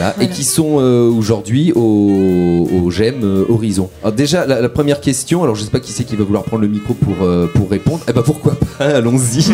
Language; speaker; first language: French; native; French